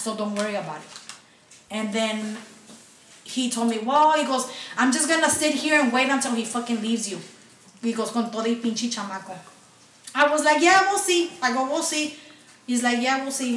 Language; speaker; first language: English; early bilingual, other home language; Spanish